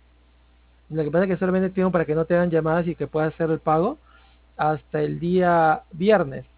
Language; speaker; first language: Spanish; native; Spanish